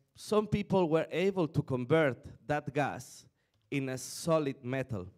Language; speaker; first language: English; non-native, fluent; Spanish